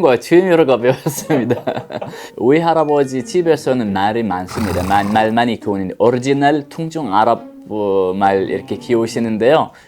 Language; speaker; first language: Korean; non-native, fluent; Arabic